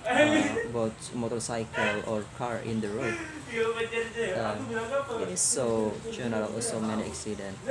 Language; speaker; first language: English; non-native, learner; Indonesian